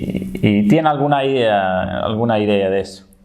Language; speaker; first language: Spanish; non-native, fluent; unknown